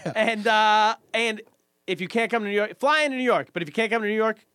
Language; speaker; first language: English; native; English